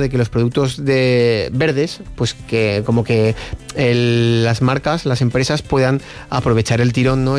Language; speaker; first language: Spanish; native; Spanish